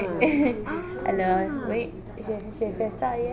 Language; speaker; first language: French; non-native, fluent; English